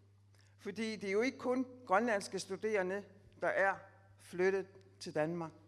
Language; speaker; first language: Danish; non-native, local second language; Kalaallisut